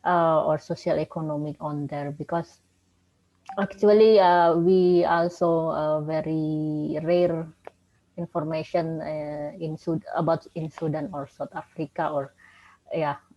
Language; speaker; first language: English; non-native, learner; Indonesian